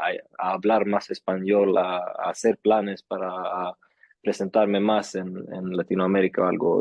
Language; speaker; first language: Spanish; early bilingual, heritage; Swedish